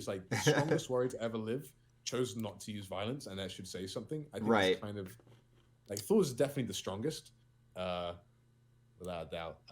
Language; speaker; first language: English; native; English